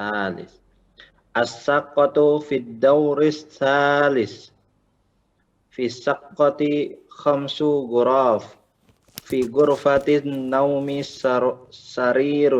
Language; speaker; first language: Arabic; non-native, learner; Indonesian